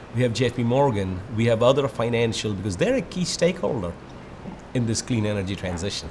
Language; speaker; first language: English; non-native, local second language; Bangla